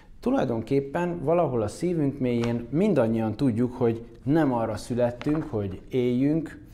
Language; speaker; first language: Hungarian; native; Hungarian